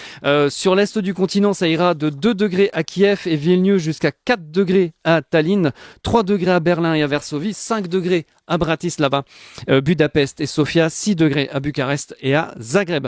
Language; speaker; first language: French; native; French